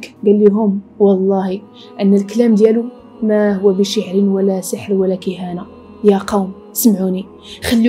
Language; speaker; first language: Arabic; native; Arabic